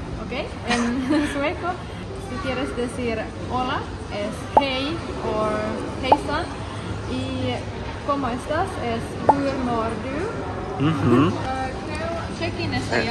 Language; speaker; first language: Spanish; non-native, learner; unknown